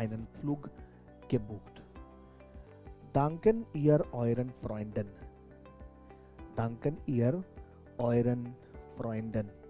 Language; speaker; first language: German; non-native, fluent; Hindi